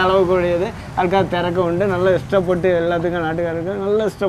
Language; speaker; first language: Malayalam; non-native, learner; Tamil